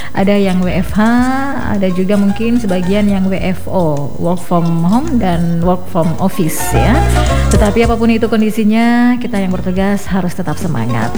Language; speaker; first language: Indonesian; native; Indonesian